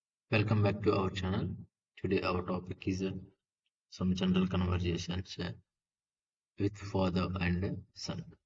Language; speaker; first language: English; non-native, local second language; Telugu